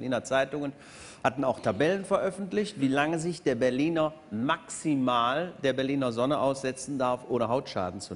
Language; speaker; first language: German; native; German